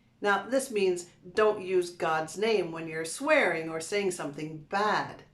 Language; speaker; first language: English; native; English